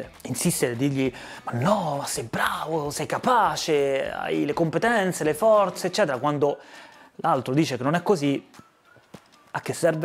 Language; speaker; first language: Italian; native; Italian